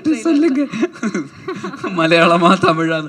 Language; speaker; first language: Tamil; non-native, learner; Malayalam